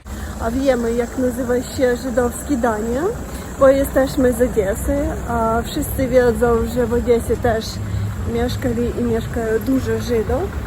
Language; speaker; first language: Polish; non-native, fluent; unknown